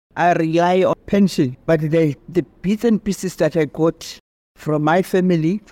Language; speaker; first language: English; non-native, local second language; Xhosa